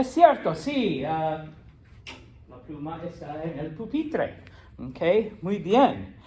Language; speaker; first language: Spanish; non-native, fluent; English